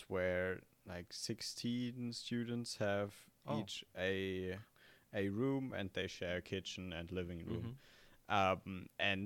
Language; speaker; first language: English; non-native, fluent; German